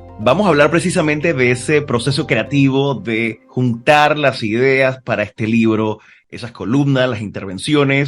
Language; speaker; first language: Spanish; native; Spanish